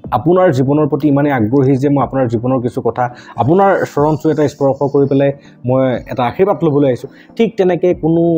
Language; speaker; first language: Assamese; native; Assamese